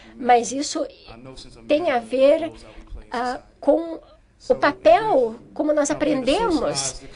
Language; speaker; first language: Portuguese; non-native, fluent; English